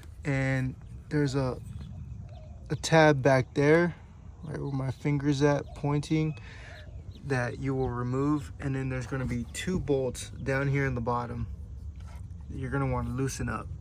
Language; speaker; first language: English; native; English